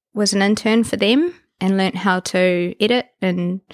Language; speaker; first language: English; native; English